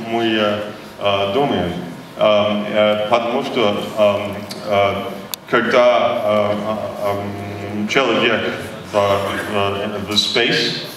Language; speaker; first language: Russian; non-native, learner; English